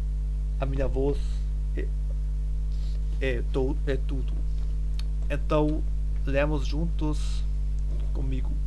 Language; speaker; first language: Portuguese; non-native, learner; German